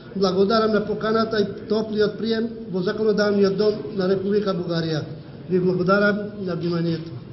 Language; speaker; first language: Macedonian; non-native, local second language; Albanian